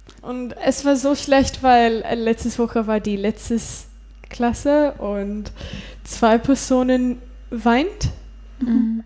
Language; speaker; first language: German; non-native, learner; English